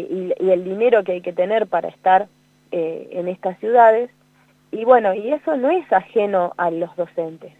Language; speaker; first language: Spanish; native; Spanish